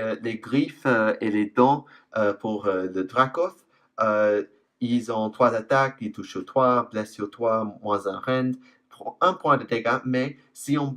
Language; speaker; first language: French; non-native, fluent; English